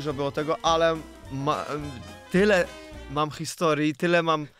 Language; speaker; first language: Polish; early bilingual, other home language; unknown